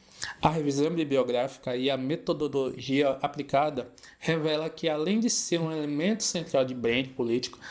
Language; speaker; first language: Portuguese; native; Portuguese